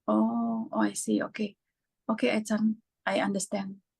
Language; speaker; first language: English; non-native, fluent; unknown